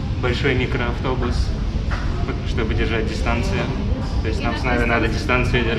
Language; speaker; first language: Russian; native; Russian